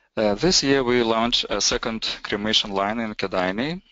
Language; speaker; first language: English; non-native, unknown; Lithuanian